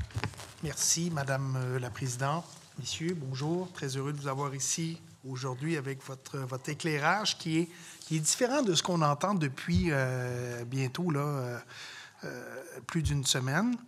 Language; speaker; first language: French; native; French